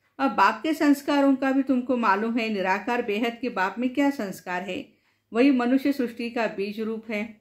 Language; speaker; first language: Hindi; non-native, local second language; Marathi